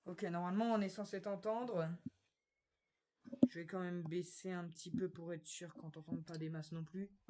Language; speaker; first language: French; native; French